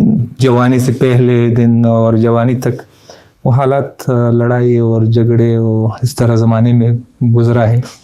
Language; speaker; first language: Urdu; non-native, learner; Pashto